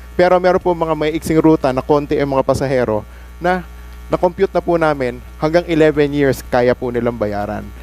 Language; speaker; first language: Filipino; native; Filipino